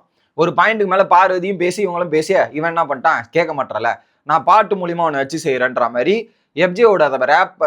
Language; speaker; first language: Tamil; native; Tamil